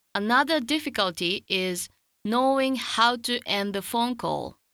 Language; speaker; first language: English; non-native, fluent; Japanese